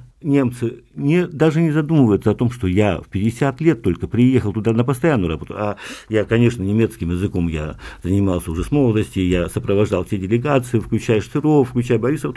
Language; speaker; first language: Russian; non-native, local second language; Yakut